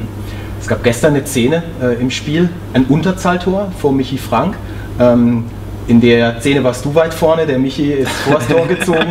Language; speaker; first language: German; native; German